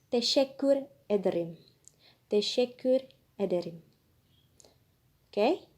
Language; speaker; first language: Turkish; non-native, fluent; Indonesian